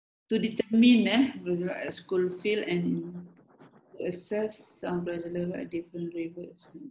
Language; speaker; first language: English; non-native, local second language; Malay